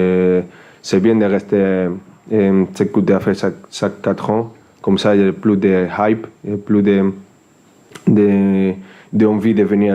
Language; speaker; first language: French; non-native, fluent; Spanish